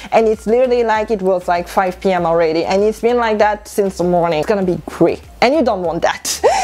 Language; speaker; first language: English; non-native, fluent; French